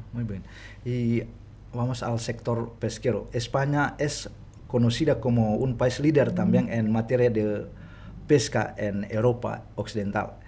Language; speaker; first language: Spanish; non-native, fluent; Indonesian